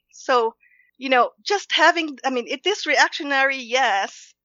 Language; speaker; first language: English; non-native, local second language; Filipino